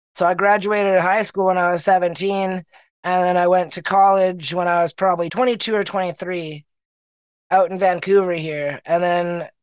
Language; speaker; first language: English; native; English